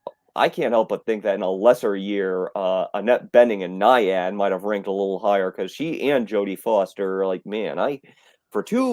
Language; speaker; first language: English; native; English